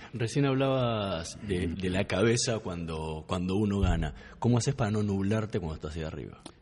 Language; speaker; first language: Spanish; native; Spanish